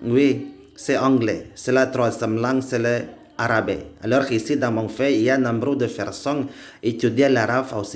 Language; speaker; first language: French; non-native, learner; Indonesian